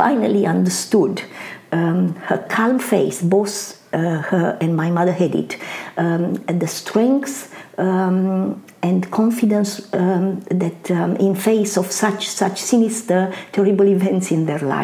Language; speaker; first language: English; non-native, fluent; Romanian